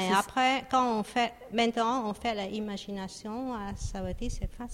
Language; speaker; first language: French; non-native, learner; Chinese